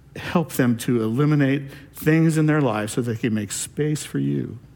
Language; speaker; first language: English; native; English